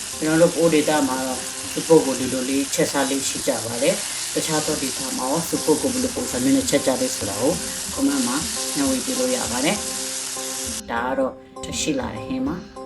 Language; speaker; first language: Burmese; non-native, local second language; Pa'o Karen